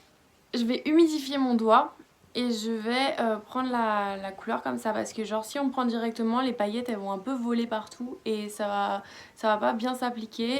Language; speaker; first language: French; native; French